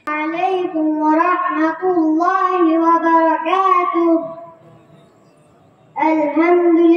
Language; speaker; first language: Arabic; non-native, learner; Bangla